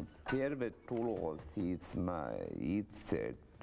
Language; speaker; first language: Finnish; native; Finnish